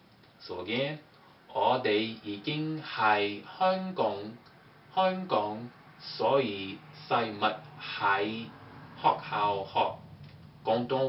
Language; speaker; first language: Cantonese; non-native, learner; English